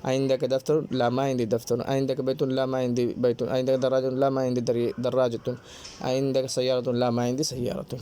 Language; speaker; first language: Arabic; non-native, fluent; Urdu